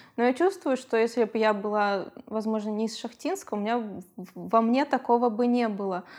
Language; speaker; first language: Russian; native; Russian